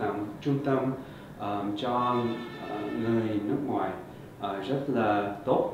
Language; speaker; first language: Vietnamese; early bilingual, heritage; Vietnamese